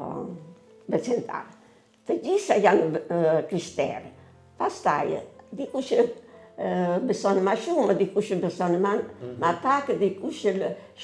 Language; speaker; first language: Albanian; non-native, learner; Italian